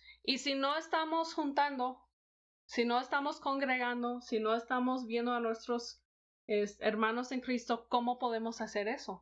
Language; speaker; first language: Spanish; non-native, fluent; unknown